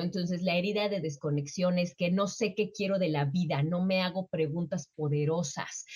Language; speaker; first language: Spanish; native; Spanish